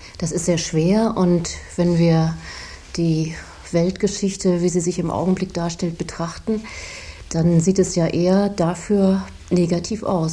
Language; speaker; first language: German; native; German